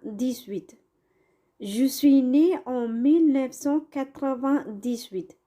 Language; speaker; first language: French; non-native, fluent; Tamil